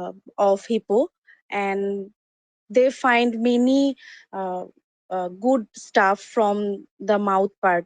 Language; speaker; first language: English; non-native, learner; Bangla